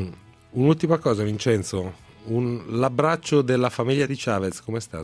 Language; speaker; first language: Italian; native; Italian